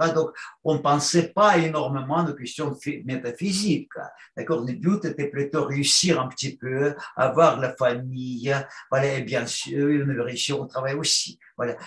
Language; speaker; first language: French; non-native, fluent; Russian